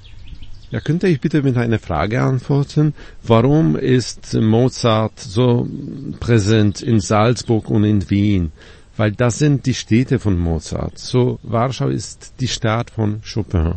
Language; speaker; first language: German; non-native, fluent; Polish